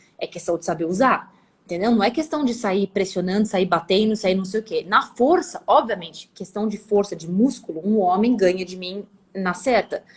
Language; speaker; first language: Portuguese; early bilingual, other home language; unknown